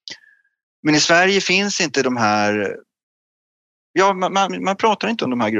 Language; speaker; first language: Swedish; native; Swedish